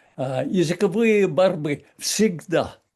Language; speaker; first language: Russian; non-native, learner; English